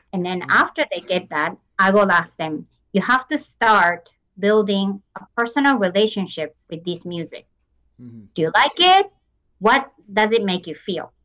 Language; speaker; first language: English; non-native, fluent; Japanese